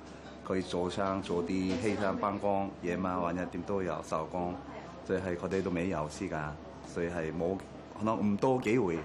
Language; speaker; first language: Cantonese; non-native, learner; Korean